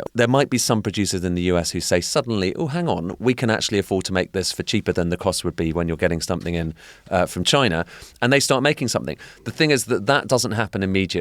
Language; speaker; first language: English; native; English